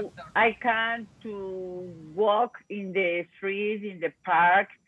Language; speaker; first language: English; non-native, learner; Spanish